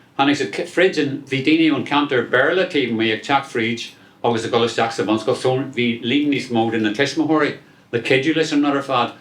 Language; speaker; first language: Irish; non-native, local second language; English